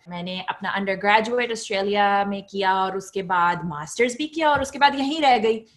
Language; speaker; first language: Urdu; native; Urdu